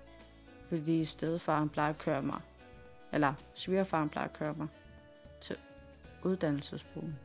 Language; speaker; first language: Danish; non-native, local second language; Kalaallisut